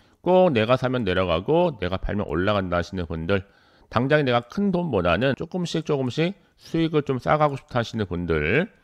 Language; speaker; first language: Korean; native; Korean